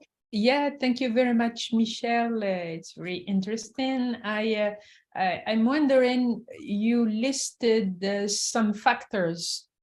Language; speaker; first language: English; non-native, fluent; French